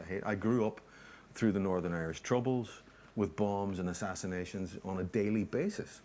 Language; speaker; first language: English; native; English